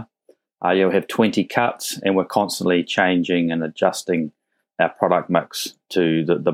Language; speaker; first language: English; native; English